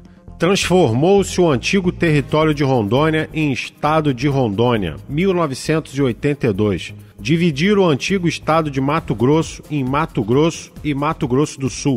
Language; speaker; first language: Portuguese; native; Portuguese